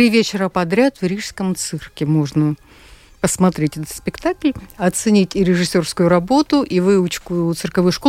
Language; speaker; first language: Russian; native; Russian